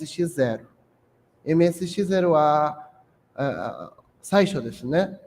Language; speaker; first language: Japanese; non-native, fluent; Portuguese